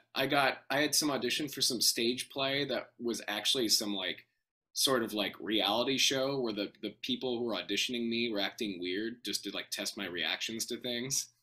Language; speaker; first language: English; native; English